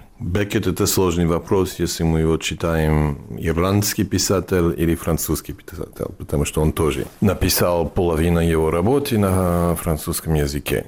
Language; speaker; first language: Russian; non-native, fluent; English